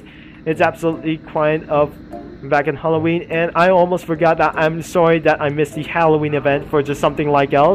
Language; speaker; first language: English; non-native, learner; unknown